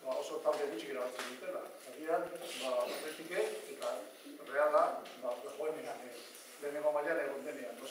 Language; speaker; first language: Basque; native; Basque